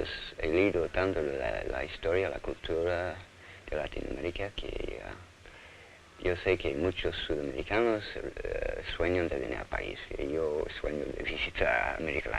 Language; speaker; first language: Spanish; non-native, fluent; English